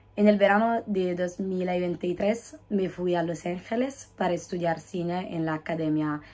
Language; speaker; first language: Spanish; non-native, learner; Italian